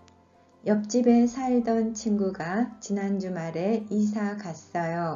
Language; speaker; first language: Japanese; non-native, fluent; Korean